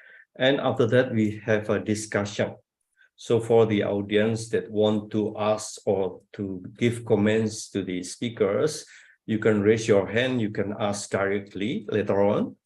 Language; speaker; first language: English; non-native, fluent; Indonesian